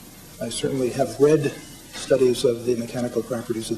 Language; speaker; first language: English; native; English